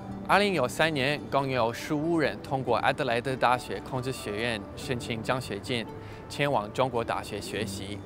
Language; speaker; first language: Chinese; non-native, fluent; English